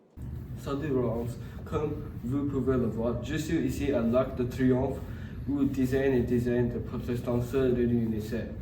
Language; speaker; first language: French; non-native, learner; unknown